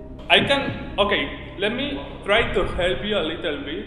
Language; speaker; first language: English; non-native, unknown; Spanish